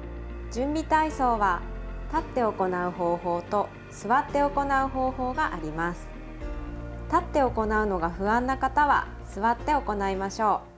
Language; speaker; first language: Japanese; native; Japanese